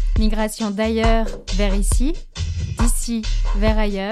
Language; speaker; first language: French; native; French